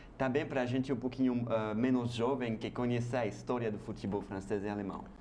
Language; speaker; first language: Portuguese; non-native, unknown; French